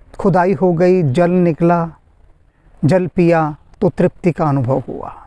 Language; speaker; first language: Hindi; native; Hindi